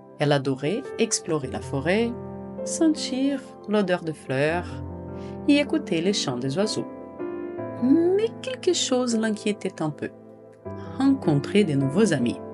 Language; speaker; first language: French; non-native, fluent; Portuguese